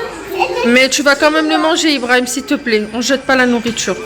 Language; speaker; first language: French; native; French